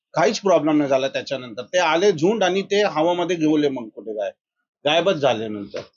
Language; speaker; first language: Marathi; native; Marathi